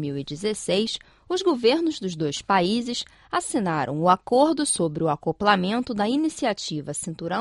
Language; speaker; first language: Portuguese; non-native, fluent; Chinese